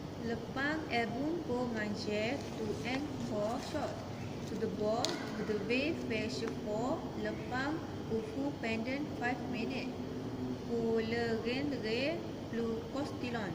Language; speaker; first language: French; non-native, learner; Malay